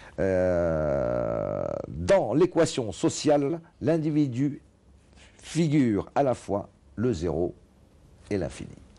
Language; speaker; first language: French; non-native, local second language; Arabic